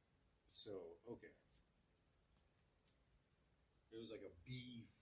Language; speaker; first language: English; native; English